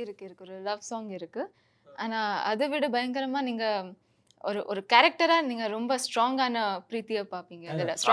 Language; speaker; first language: Tamil; non-native, fluent; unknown